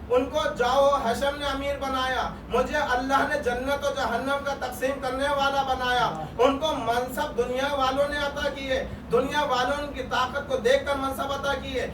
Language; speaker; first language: Urdu; native; Urdu